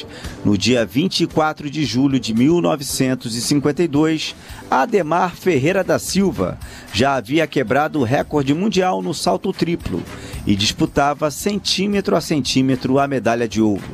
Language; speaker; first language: Portuguese; native; Portuguese